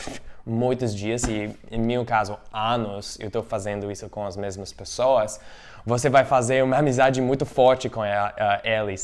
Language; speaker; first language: Portuguese; non-native, fluent; English